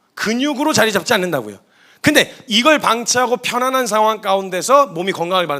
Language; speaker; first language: Korean; native; Korean